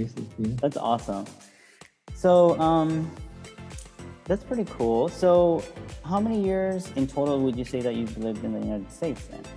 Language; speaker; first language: English; native; English